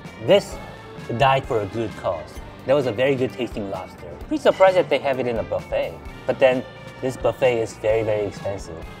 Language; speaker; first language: English; non-native, fluent; Korean